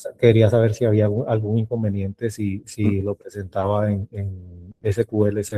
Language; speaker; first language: Spanish; native; Spanish